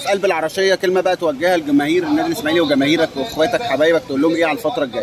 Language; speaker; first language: Arabic; native; Arabic